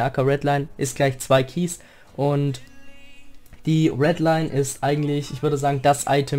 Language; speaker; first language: German; native; German